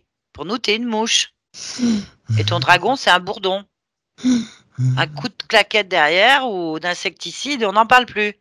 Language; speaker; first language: French; native; French